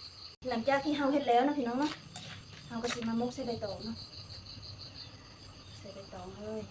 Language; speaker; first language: Thai; non-native, local second language; Lao